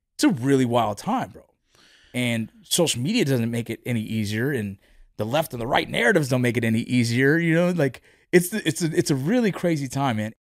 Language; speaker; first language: English; early bilingual, other home language; Spanish